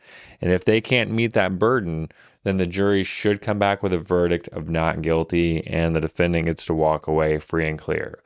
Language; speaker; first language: English; native; English